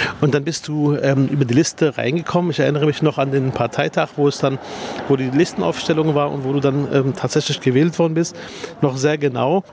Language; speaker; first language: German; early bilingual, other home language; Arabic